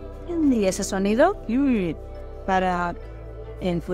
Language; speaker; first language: Spanish; non-native, learner; Japanese